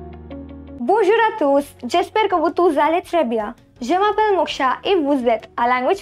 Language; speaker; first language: French; non-native, fluent; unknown